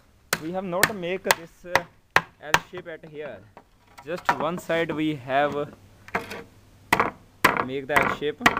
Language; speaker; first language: English; non-native, local second language; Hindi